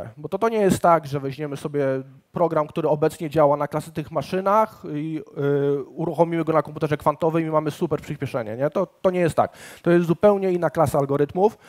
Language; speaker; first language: Polish; native; Polish